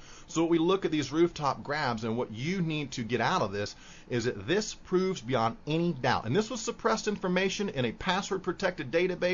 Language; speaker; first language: English; native; English